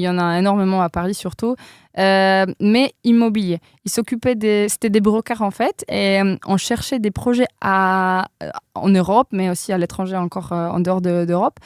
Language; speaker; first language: French; non-native, fluent; Polish